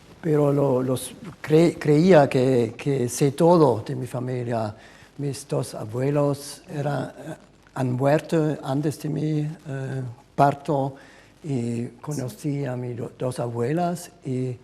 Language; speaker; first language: Spanish; non-native, fluent; German